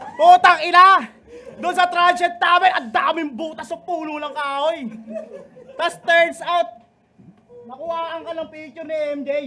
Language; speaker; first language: Filipino; native; Filipino